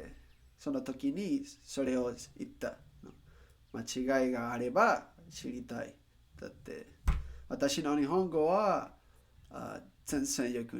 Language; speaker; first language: Japanese; non-native, learner; Spanish